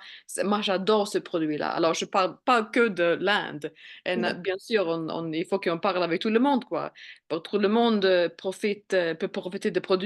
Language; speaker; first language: French; non-native, fluent; Swedish